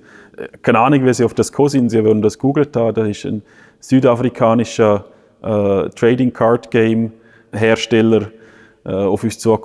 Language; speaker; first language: German; native; German